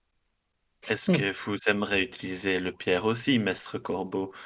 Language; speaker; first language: French; non-native, fluent; Dutch